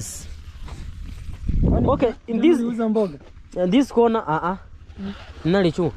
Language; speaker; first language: English; non-native, learner; Swahili